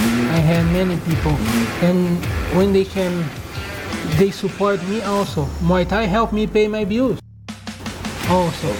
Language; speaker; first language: English; non-native, learner; Portuguese